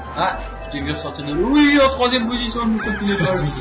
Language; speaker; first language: French; native; French